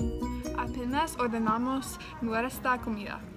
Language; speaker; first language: Spanish; non-native, learner; English